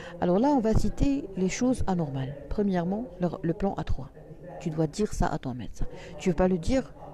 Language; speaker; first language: French; non-native, local second language; Arabic